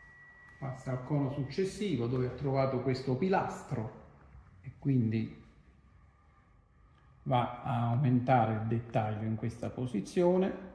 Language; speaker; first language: Italian; native; Italian